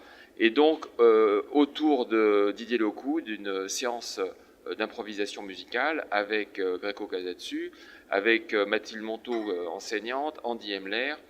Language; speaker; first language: French; native; French